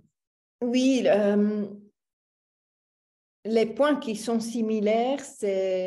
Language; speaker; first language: French; non-native, local second language; German